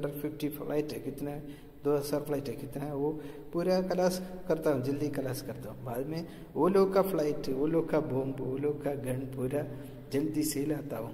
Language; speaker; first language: Hindi; non-native, local second language; Malayalam